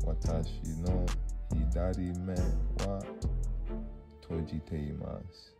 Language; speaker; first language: Japanese; non-native, learner; English